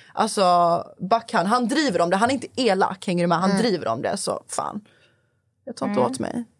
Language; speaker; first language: Swedish; early bilingual, other home language; Persian